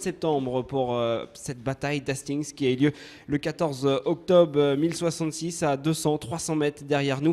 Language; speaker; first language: French; native; French